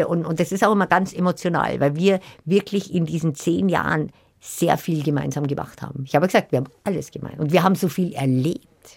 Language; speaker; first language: German; native; German